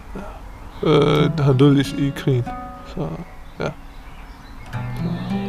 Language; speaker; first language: Danish; non-native, fluent; Persian